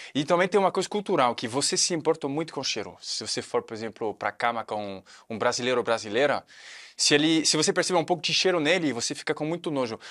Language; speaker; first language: Portuguese; non-native, fluent; French